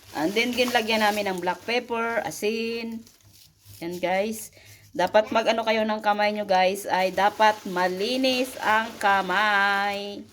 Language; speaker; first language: Filipino; non-native, local second language; Hiligaynon